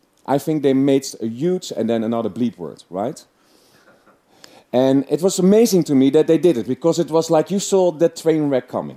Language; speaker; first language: English; non-native, fluent; Dutch